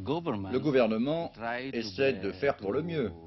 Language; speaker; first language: French; native; French